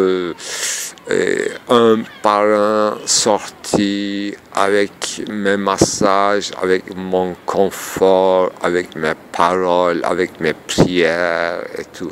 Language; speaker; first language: French; non-native, fluent; Turkish